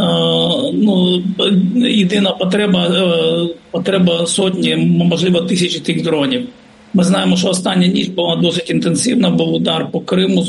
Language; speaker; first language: Ukrainian; native; Ukrainian